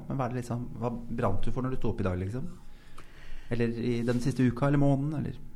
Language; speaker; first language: Norwegian; native; Norwegian